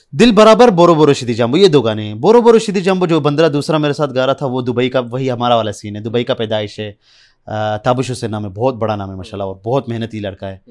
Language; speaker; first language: Urdu; early bilingual, heritage; Urdu